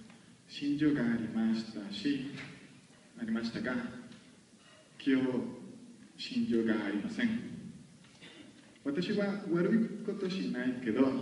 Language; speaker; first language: Japanese; non-native, learner; Spanish